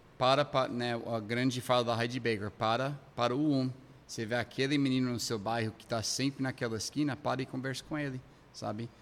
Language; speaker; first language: Portuguese; non-native, fluent; English